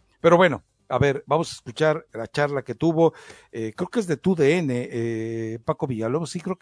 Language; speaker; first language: Spanish; native; Spanish